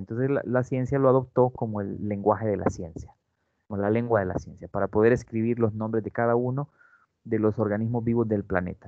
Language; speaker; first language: Spanish; native; Spanish